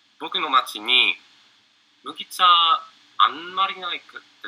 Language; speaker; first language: Japanese; non-native, learner; English